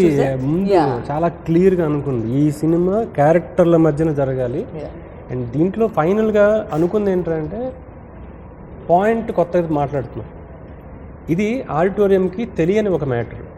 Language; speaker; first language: Telugu; native; Telugu